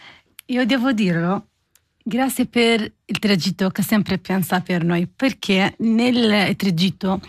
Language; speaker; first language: Italian; non-native, learner; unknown